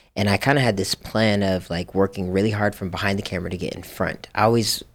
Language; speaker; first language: English; early bilingual, other home language; Japanese